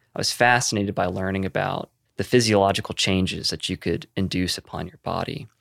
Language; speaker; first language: English; native; English